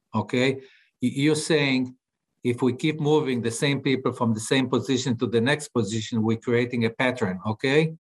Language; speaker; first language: English; non-native, fluent; Hebrew